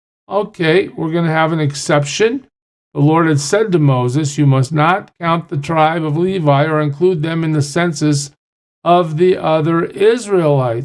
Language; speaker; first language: English; native; English